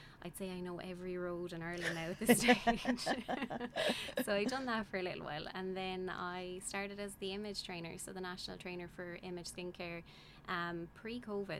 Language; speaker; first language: English; native; English